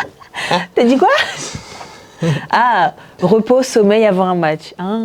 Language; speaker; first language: French; native; French